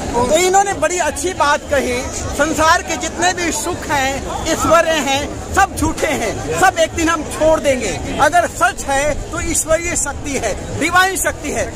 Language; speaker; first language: Hindi; native; Hindi